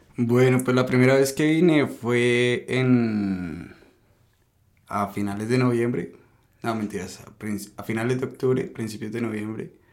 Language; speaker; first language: Spanish; native; Spanish